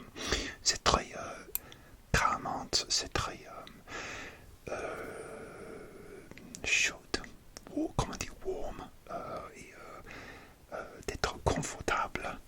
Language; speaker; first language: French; non-native, learner; English